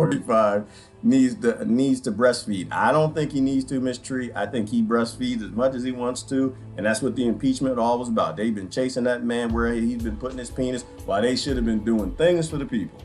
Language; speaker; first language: English; native; English